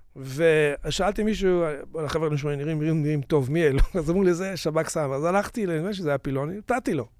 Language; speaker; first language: Hebrew; native; Hebrew